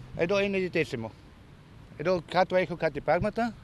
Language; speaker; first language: Greek; non-native, fluent; German